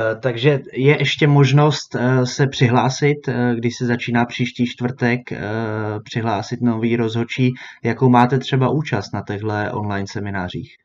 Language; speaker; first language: Czech; native; Czech